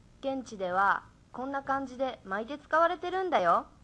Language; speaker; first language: Japanese; native; Japanese